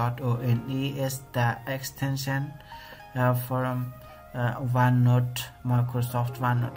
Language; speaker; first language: German; non-native, learner; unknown